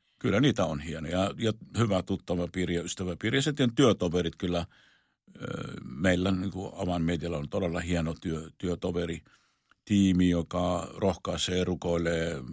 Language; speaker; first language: Finnish; non-native, fluent; Arabic